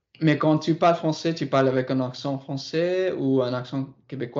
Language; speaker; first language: French; non-native, fluent; English